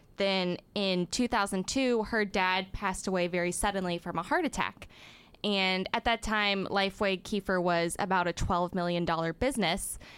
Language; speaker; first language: English; native; English